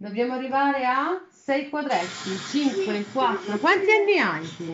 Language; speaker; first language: Italian; native; Italian